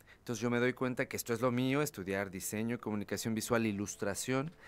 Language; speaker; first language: Spanish; native; Spanish